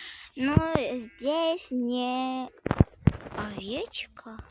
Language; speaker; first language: Russian; non-native, local second language; Kazakh